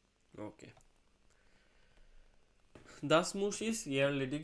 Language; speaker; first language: German; non-native, fluent; Hindi